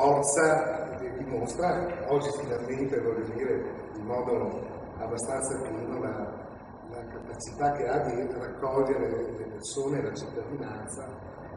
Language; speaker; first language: Italian; native; Italian